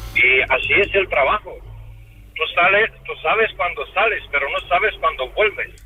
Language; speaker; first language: Spanish; non-native, fluent; Romanian